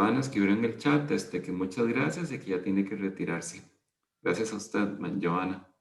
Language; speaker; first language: Spanish; native; Spanish